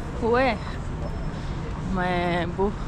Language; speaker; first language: French; non-native, fluent; Italian